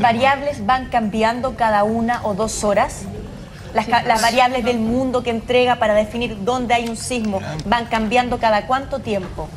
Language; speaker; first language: Spanish; native; Spanish